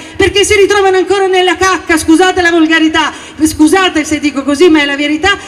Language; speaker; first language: Italian; native; Italian